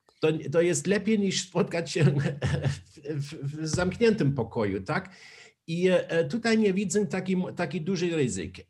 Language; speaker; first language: Polish; non-native, learner; German